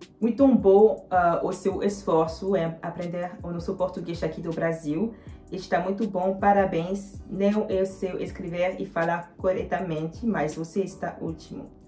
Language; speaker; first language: Portuguese; non-native, learner; French